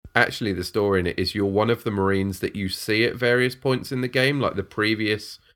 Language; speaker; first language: English; native; English